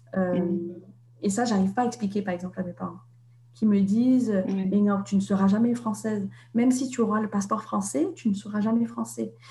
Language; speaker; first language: French; non-native, fluent; Vietnamese